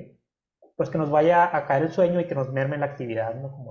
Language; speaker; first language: Spanish; native; Spanish